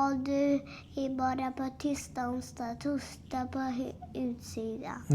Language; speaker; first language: Swedish; early bilingual, other home language; Malayalam